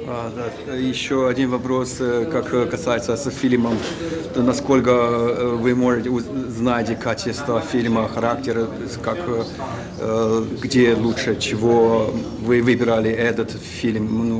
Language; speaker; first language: Russian; non-native, learner; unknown